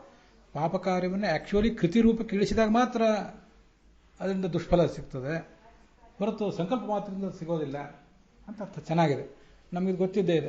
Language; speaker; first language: Kannada; native; Kannada